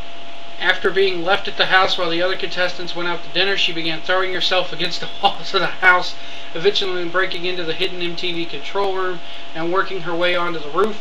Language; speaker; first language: English; native; English